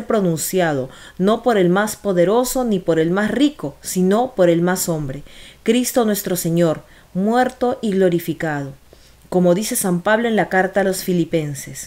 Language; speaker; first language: Spanish; native; Spanish